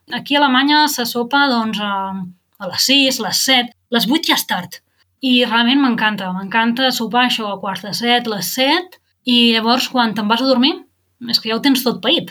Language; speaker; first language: Catalan; native; Catalan